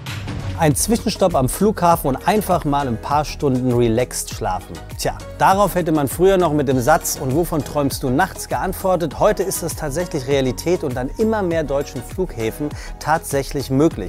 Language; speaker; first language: German; native; German